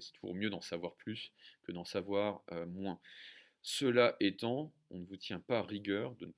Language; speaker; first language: French; native; French